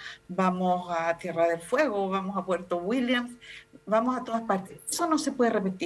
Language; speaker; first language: Spanish; native; Spanish